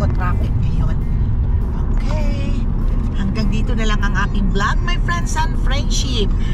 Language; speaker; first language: Filipino; non-native, local second language; Cebuano